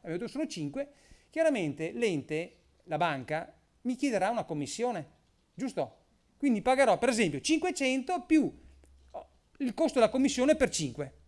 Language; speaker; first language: Italian; native; Italian